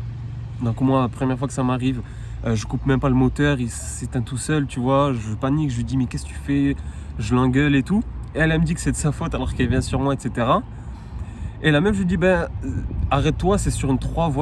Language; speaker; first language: French; native; French